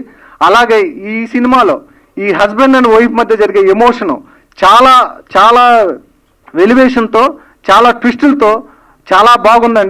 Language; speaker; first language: Telugu; native; Telugu